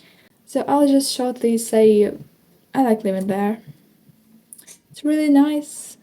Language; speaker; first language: English; non-native, fluent; Ukrainian